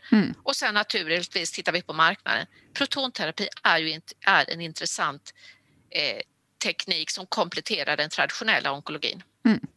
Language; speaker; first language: Swedish; native; Swedish